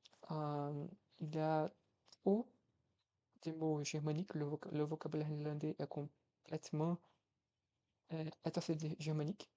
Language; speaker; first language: French; non-native, fluent; Portuguese